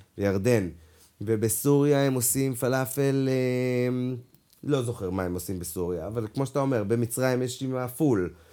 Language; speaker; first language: Hebrew; non-native, local second language; Arabic